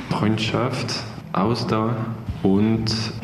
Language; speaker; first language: German; non-native, fluent; French